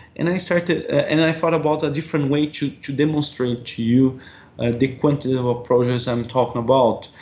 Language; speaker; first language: English; non-native, fluent; Portuguese